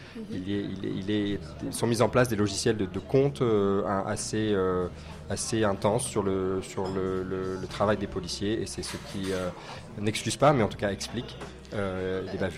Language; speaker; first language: French; native; French